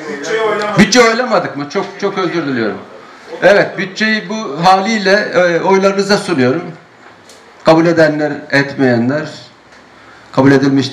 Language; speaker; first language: Turkish; native; Turkish